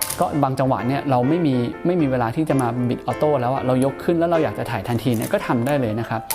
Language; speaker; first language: Thai; native; Thai